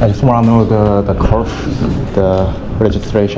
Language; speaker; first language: English; non-native, learner; Korean